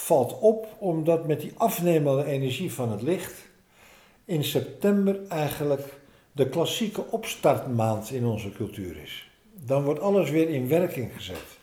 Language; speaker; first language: Dutch; native; Dutch